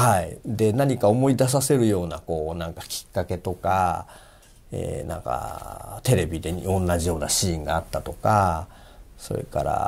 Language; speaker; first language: Japanese; native; Japanese